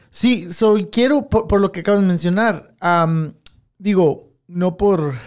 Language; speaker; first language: Spanish; early bilingual, heritage; Spanish